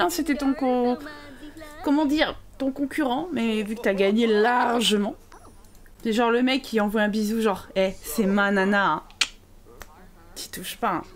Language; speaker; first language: French; native; French